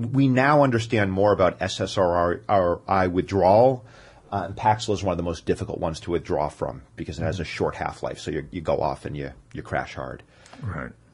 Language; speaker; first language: English; native; English